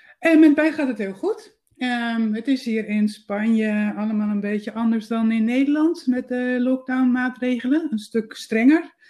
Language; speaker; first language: Dutch; native; Dutch